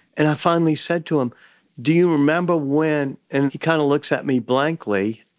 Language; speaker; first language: English; native; English